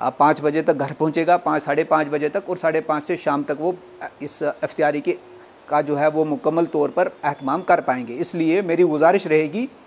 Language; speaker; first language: Hindi; non-native, local second language; Punjabi